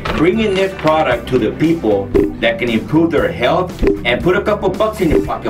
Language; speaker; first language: English; early bilingual, other home language; Spanish